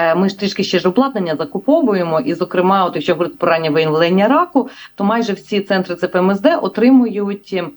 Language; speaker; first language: Ukrainian; native; Ukrainian